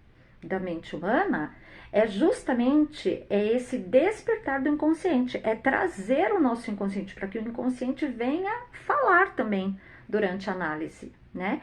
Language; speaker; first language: Portuguese; native; Portuguese